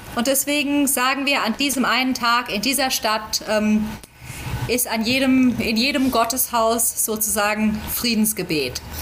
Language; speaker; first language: German; native; German